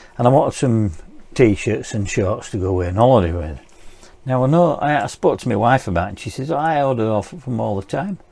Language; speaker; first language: English; native; English